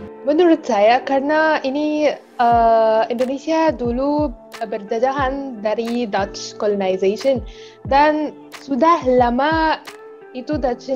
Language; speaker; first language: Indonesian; non-native, fluent; Arabic